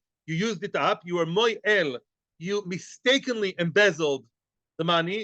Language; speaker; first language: English; native; English